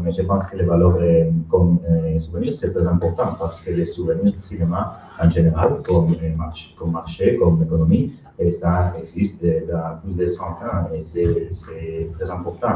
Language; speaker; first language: French; non-native, learner; Spanish